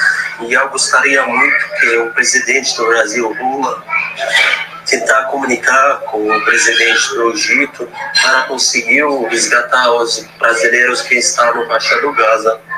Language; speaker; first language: Portuguese; non-native, fluent; Arabic